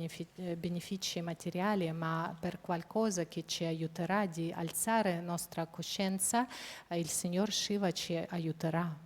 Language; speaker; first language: Italian; non-native, fluent; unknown